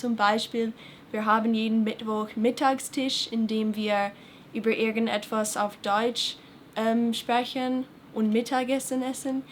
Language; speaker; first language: German; non-native, fluent; English